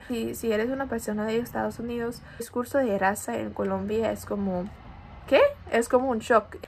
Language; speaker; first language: Spanish; non-native, fluent; English